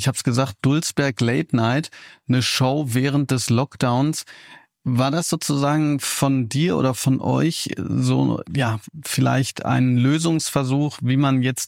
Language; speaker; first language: German; native; German